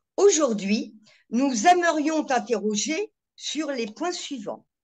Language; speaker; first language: French; native; French